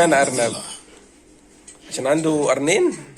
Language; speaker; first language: Arabic; native; Arabic